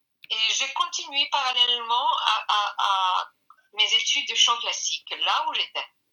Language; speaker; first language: French; non-native, fluent; Spanish